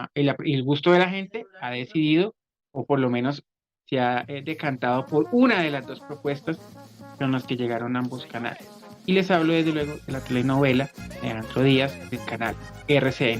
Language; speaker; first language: Spanish; native; Spanish